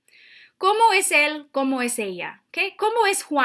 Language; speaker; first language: Spanish; non-native, fluent; English